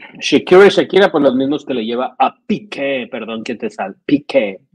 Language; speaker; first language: Spanish; native; Spanish